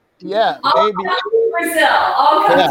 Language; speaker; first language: English; non-native, learner; Portuguese